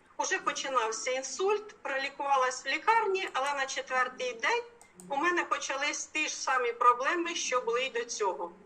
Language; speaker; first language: Ukrainian; native; Ukrainian